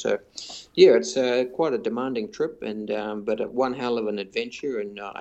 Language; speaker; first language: English; native; English